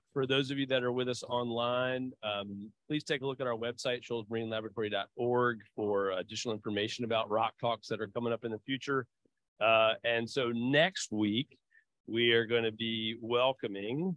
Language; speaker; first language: English; early bilingual, other home language; Portuguese